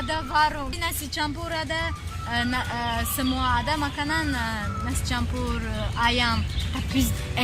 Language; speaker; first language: Indonesian; non-native, learner; Tajik